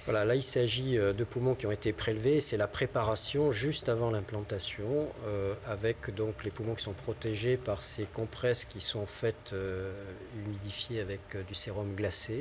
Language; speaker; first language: French; native; French